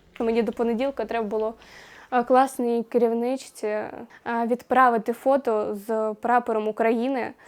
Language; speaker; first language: Ukrainian; non-native, local second language; Russian